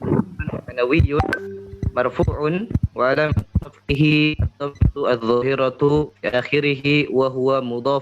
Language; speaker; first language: Arabic; non-native, learner; Indonesian